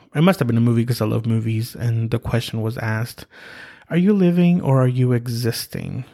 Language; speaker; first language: English; early bilingual, other home language; Spanish